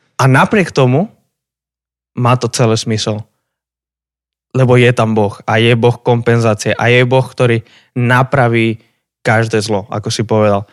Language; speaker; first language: Slovak; native; Slovak